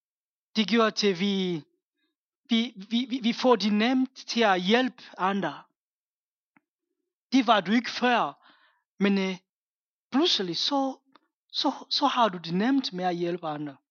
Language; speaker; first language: Danish; non-native, fluent; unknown